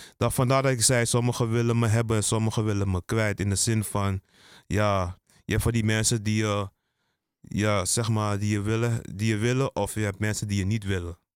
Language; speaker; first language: Dutch; early bilingual, other home language; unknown